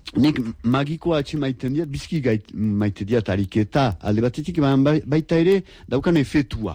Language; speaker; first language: Basque; native; Basque